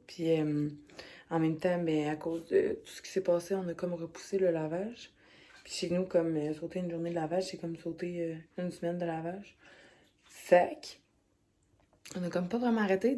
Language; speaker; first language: French; native; French